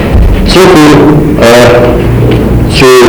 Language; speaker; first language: German; native; German